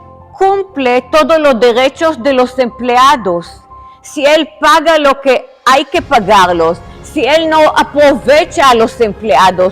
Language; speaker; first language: Spanish; non-native, fluent; Hebrew